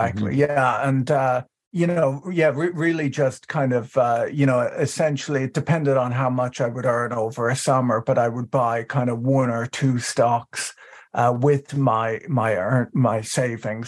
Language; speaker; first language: English; native; English